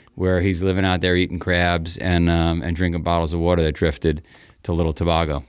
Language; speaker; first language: English; native; English